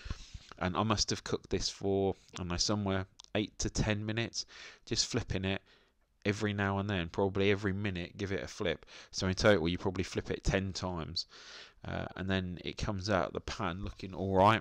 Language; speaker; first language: English; native; English